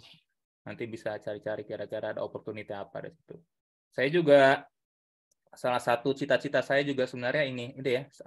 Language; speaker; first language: Indonesian; native; Indonesian